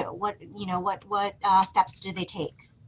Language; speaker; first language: English; native; English